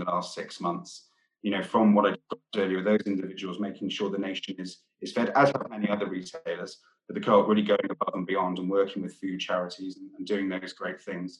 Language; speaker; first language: English; native; English